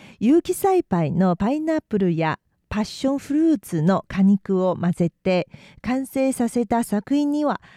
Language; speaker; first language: Japanese; non-native, fluent; Chinese